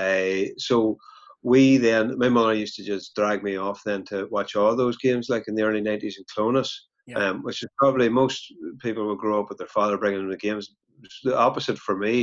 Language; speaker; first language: English; native; English